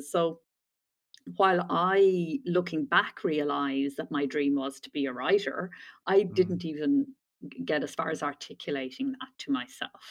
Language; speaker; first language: English; native; English